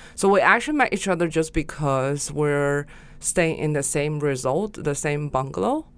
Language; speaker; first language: English; non-native, fluent; Chinese